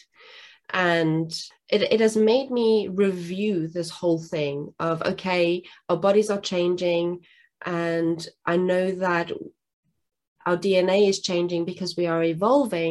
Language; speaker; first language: English; non-native, local second language; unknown